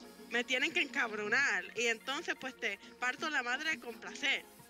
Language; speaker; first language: Spanish; native; Spanish